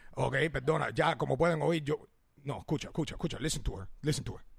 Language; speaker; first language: Spanish; early bilingual, heritage; Spanish